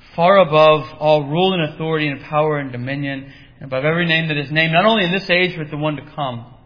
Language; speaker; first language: English; native; English